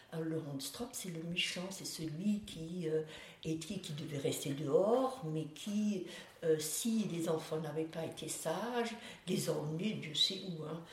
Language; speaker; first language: French; non-native, local second language; Swiss German